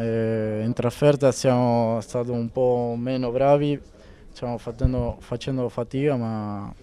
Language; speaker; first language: Italian; non-native, fluent; Spanish